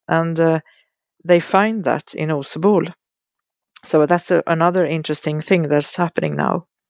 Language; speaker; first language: English; non-native, fluent; Swedish